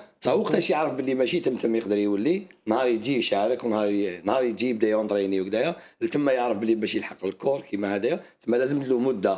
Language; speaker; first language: Arabic; native; Arabic